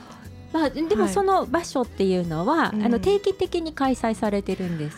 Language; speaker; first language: Japanese; native; Japanese